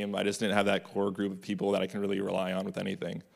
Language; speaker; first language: English; native; English